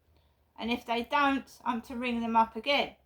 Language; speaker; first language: English; native; English